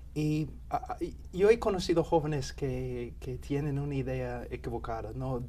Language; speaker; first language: Spanish; non-native, fluent; English